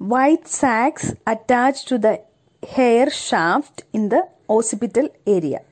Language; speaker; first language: English; non-native, local second language; Malayalam